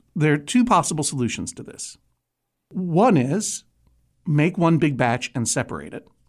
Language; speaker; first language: English; native; English